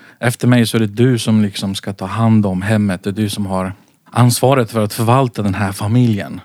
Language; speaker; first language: Swedish; early bilingual, other home language; Central Kurdish